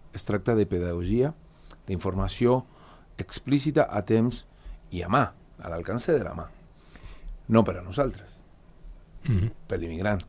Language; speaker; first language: Catalan; non-native, fluent; Spanish